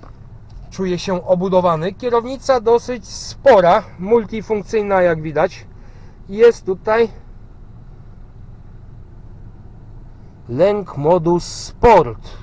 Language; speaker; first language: Polish; native; Polish